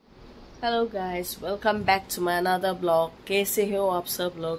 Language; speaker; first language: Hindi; non-native, local second language; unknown